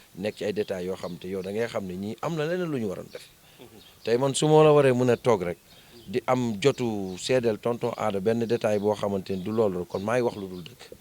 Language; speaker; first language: Wolof; non-native, local second language; Fula